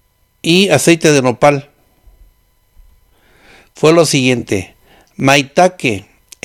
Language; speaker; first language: Spanish; native; Spanish